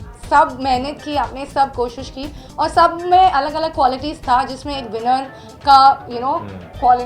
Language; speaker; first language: Hindi; non-native, local second language; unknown